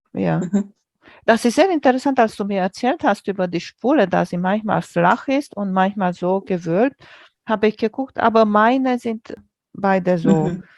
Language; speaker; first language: German; non-native, fluent; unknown